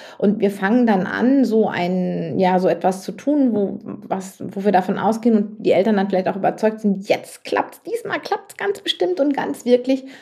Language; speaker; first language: German; native; German